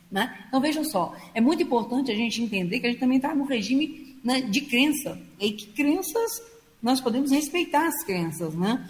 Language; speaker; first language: Portuguese; native; Portuguese